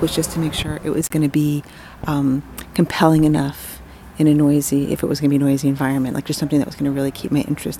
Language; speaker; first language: English; native; English